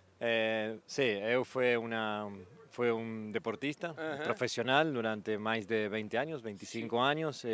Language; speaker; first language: Portuguese; non-native, learner; Spanish